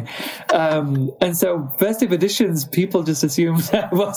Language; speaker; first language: English; native; English